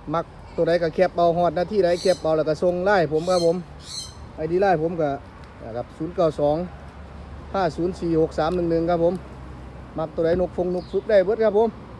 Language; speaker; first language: Thai; native; Thai